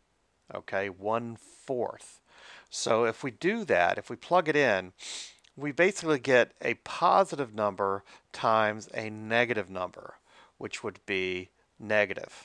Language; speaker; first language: English; native; English